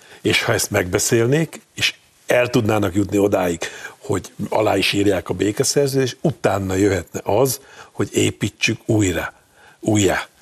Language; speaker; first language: Hungarian; native; Hungarian